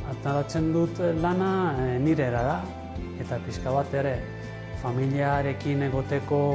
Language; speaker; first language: Basque; non-native, learner; Italian